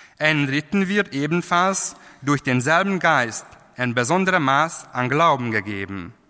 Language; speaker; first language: German; non-native, fluent; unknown